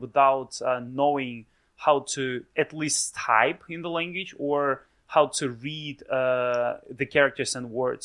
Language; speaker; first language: English; non-native, fluent; Russian